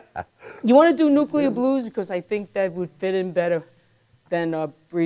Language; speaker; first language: English; native; English